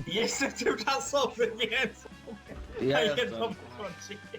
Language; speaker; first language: Polish; native; Polish